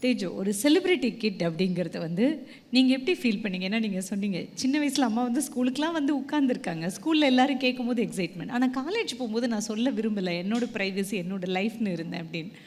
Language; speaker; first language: Tamil; native; Tamil